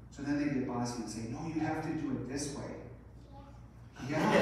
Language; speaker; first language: English; native; English